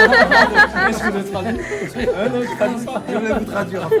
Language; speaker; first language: French; non-native, fluent; Chinese